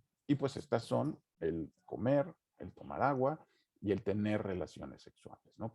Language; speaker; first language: Spanish; native; Spanish